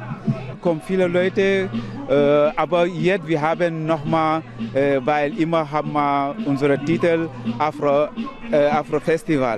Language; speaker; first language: German; non-native, learner; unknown